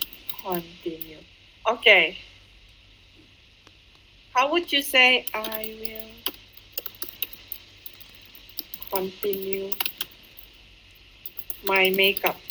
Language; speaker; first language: English; non-native, fluent; Indonesian